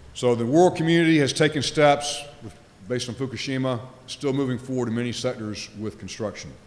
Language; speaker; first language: English; native; English